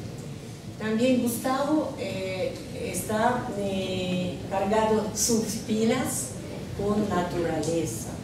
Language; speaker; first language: Spanish; non-native, learner; Russian